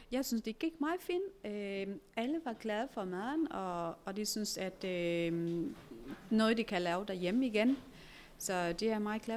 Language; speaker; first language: Danish; non-native, fluent; Vietnamese